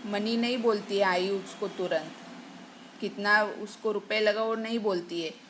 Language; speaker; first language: Hindi; non-native, local second language; Marathi